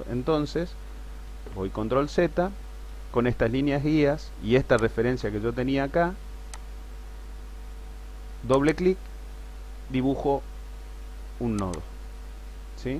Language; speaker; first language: Spanish; native; Spanish